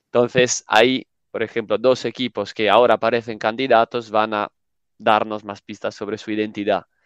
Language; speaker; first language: Spanish; non-native, fluent; Italian